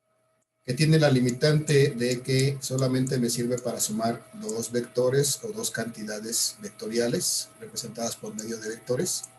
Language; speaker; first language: Spanish; native; Spanish